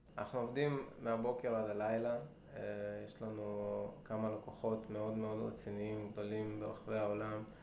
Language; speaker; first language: Hebrew; early bilingual, other home language; Russian